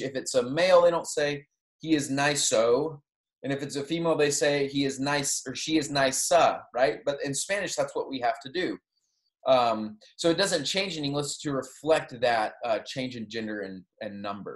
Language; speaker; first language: English; native; English